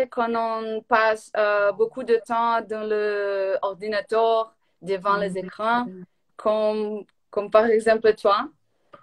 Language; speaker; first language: French; non-native, learner; Portuguese